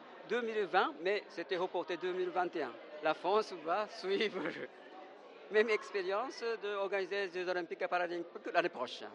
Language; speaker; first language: French; non-native, fluent; Japanese